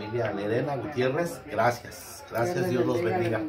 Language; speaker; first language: Spanish; native; Spanish